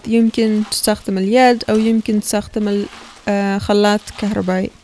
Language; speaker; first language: Arabic; non-native, fluent; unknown